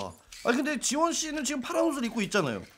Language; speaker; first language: Korean; native; Korean